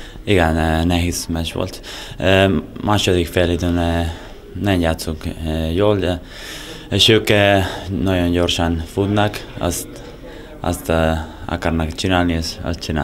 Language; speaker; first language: Hungarian; non-native, learner; Spanish